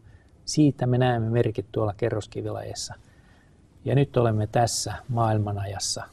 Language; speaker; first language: Finnish; native; Finnish